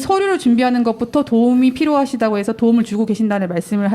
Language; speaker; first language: Korean; native; Korean